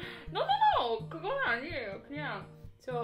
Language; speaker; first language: Korean; non-native, learner; Indonesian